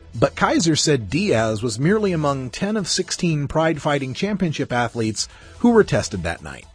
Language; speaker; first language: English; native; English